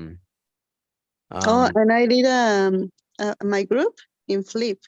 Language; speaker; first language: English; non-native, learner; Spanish